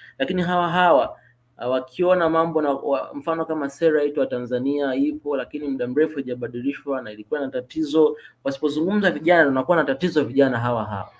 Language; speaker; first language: Swahili; native; Swahili